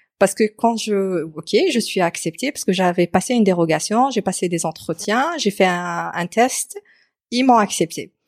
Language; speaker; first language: French; non-native, local second language; Arabic